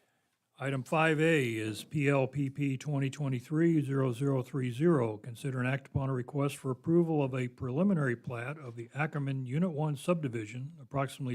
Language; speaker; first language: English; native; English